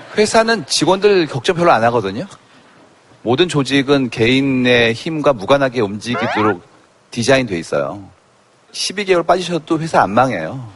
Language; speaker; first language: Korean; native; Korean